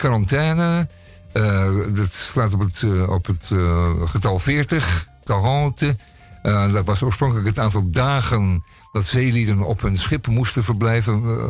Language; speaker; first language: Dutch; native; Dutch